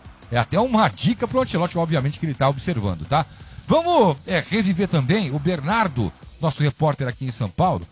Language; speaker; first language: Portuguese; native; Portuguese